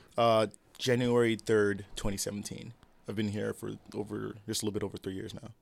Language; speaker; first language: English; early bilingual, other home language; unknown